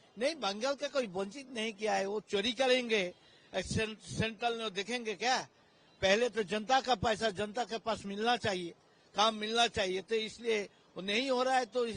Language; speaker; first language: Hindi; non-native, local second language; Bangla